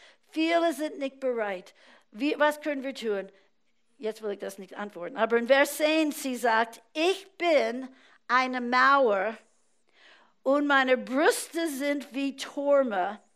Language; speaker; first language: German; non-native, fluent; English